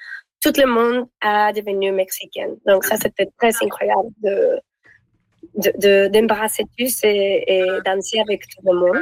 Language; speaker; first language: French; non-native, learner; Spanish